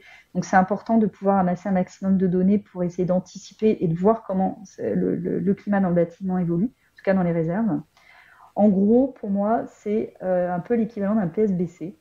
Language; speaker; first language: French; native; French